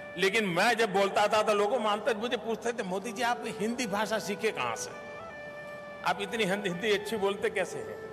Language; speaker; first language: Hindi; non-native, local second language; Gujarati